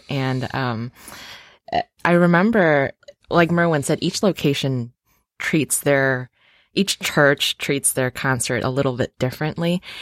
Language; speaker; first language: English; native; English